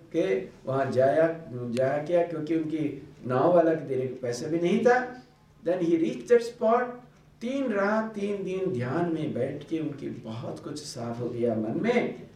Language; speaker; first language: Hindi; non-native, local second language; Bangla